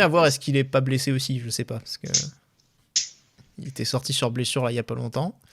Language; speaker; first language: French; native; French